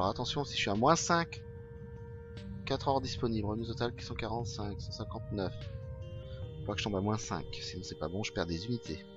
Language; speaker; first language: French; native; French